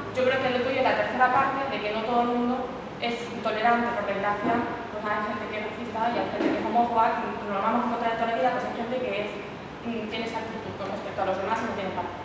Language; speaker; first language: Spanish; native; Spanish